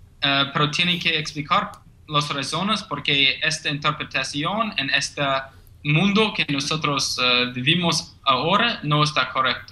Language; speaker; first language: Spanish; non-native, learner; English